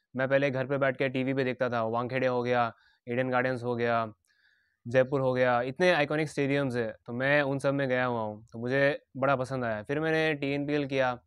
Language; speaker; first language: Hindi; non-native, local second language; Bangla